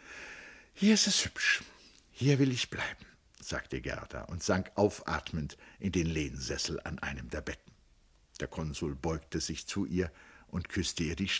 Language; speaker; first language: German; native; German